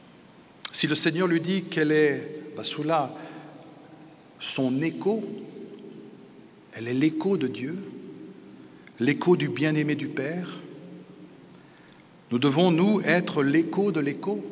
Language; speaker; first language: French; native; French